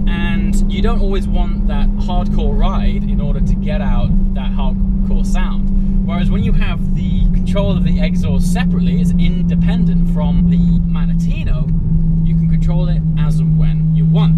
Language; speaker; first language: English; native; English